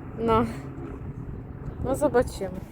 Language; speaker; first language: Polish; non-native, learner; Ukrainian